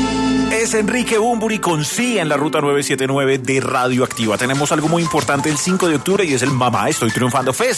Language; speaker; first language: Spanish; native; Spanish